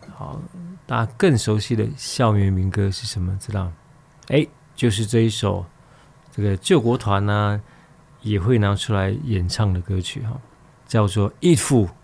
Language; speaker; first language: Chinese; native; Chinese